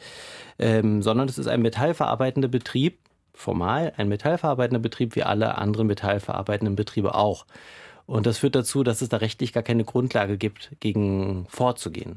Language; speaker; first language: German; native; German